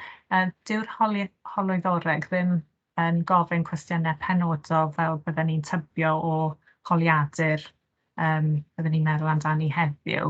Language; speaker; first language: Welsh; native; Welsh